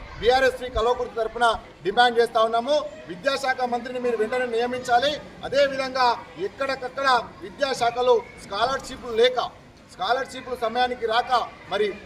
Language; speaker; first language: Telugu; native; Telugu